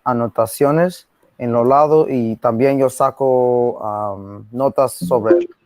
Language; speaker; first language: Spanish; non-native, learner; English